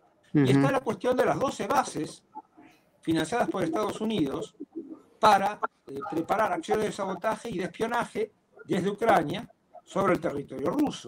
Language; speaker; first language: Spanish; native; Spanish